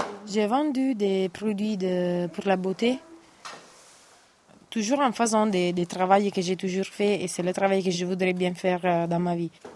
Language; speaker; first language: French; non-native, fluent; Italian